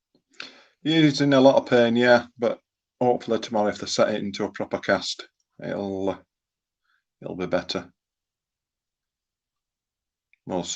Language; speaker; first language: English; native; English